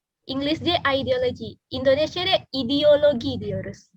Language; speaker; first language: Turkish; non-native, learner; Indonesian